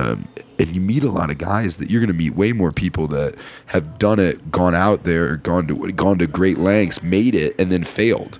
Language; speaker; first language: English; native; English